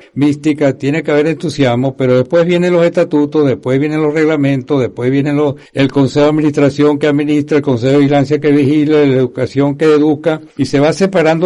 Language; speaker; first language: Spanish; native; Spanish